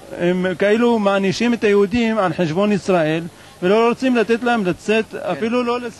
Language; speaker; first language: Hebrew; non-native, fluent; Arabic